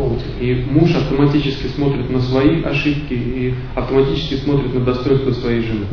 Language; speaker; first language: Russian; native; Russian